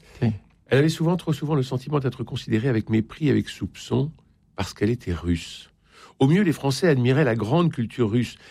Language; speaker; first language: French; native; French